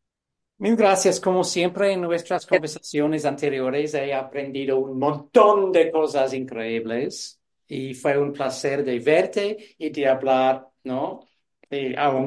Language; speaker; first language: Spanish; non-native, fluent; English